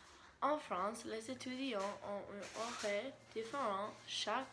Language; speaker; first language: French; non-native, learner; English